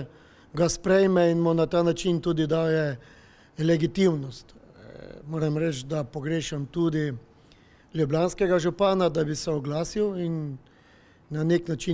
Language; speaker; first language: Slovenian; native; Slovenian